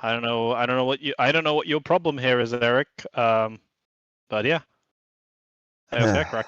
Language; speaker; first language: English; native; English